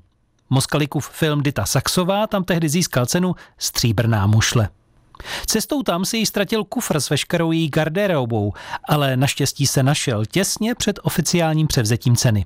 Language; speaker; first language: Czech; native; Czech